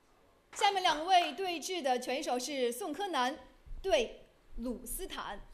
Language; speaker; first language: Chinese; native; Chinese